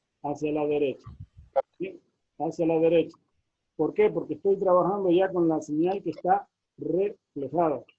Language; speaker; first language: Spanish; native; Spanish